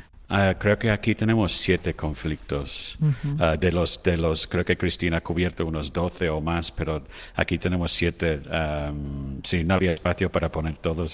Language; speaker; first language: Spanish; non-native, fluent; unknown